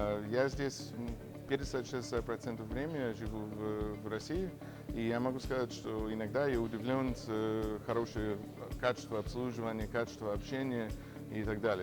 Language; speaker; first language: Russian; non-native, fluent; English